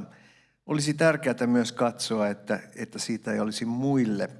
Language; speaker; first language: Finnish; native; Finnish